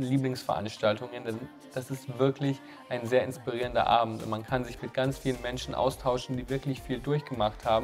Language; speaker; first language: German; native; German